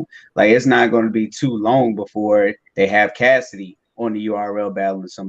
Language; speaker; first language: English; native; English